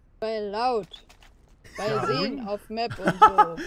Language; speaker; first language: German; native; German